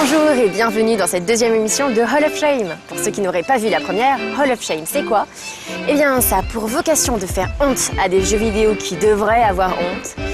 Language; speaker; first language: French; native; French